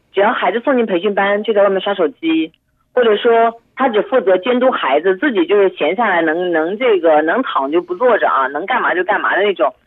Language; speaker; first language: Chinese; native; Chinese